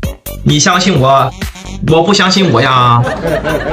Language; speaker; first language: Chinese; native; Chinese